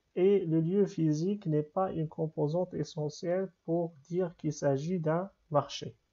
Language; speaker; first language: French; non-native, local second language; Arabic